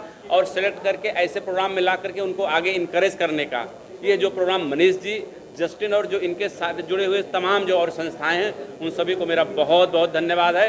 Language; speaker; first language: Hindi; native; Hindi